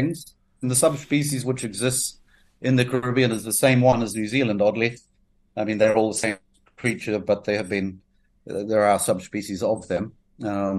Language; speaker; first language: English; native; English